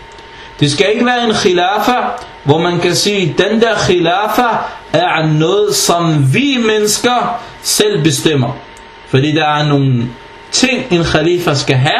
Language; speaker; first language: Danish; early bilingual, other home language; Arabic